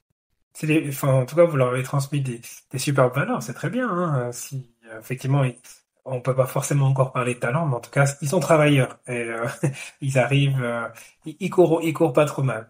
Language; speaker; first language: French; native; French